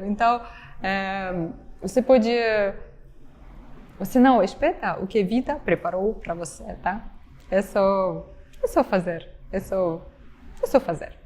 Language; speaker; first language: Portuguese; non-native, fluent; Ukrainian